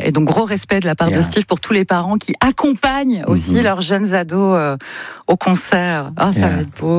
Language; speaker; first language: French; native; French